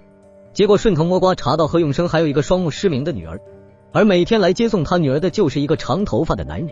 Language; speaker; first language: Chinese; native; Chinese